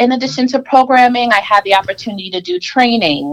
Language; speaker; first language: English; native; English